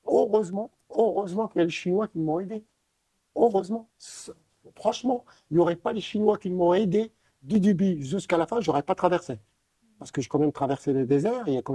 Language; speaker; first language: French; non-native, local second language; Arabic